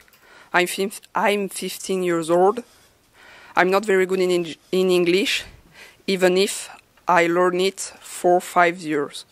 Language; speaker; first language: English; non-native, learner; French